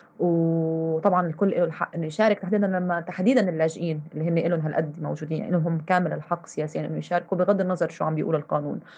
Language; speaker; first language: Arabic; native; Arabic